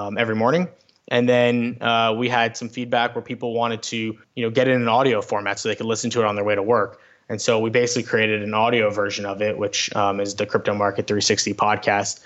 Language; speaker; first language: English; native; English